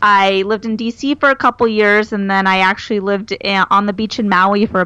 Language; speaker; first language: English; native; English